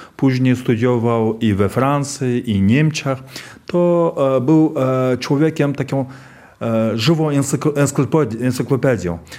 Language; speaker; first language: Polish; non-native, fluent; Kazakh